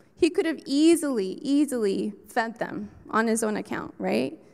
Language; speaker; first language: English; early bilingual, other home language; Spanish